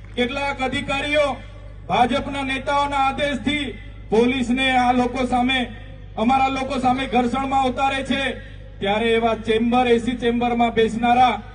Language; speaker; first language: Gujarati; non-native, local second language; Vasavi